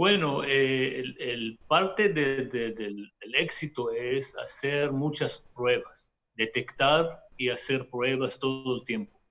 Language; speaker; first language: Spanish; non-native, fluent; Hebrew